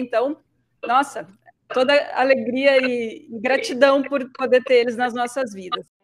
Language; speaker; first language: Portuguese; native; Portuguese